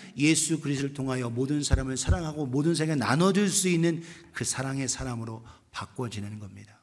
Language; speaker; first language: Korean; native; Korean